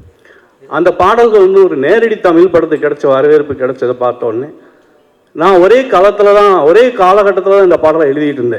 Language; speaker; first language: Tamil; native; Tamil